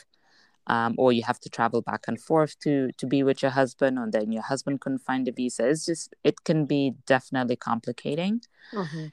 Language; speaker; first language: English; non-native, local second language; Wolof